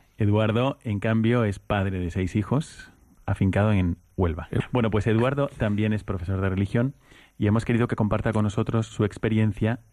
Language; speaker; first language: Spanish; native; Spanish